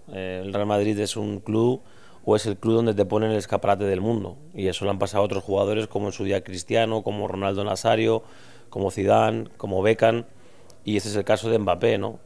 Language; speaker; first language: Spanish; native; Spanish